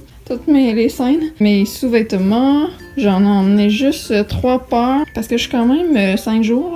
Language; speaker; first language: French; native; French